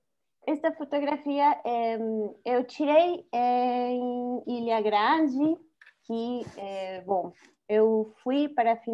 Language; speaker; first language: Portuguese; non-native, fluent; Spanish